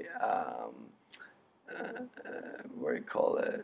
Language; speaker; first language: English; early bilingual, other home language; Persian